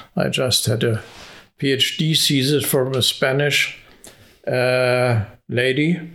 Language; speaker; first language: English; non-native, fluent; Hungarian